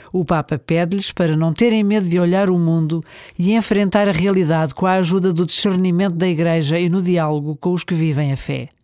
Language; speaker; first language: Portuguese; native; Portuguese